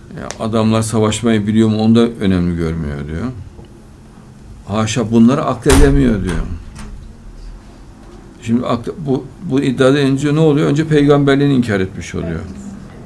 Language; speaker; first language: Turkish; native; Turkish